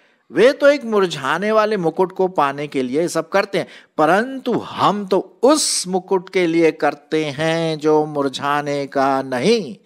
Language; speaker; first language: Hindi; non-native, local second language; Marathi